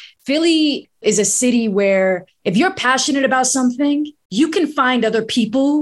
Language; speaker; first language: English; native; English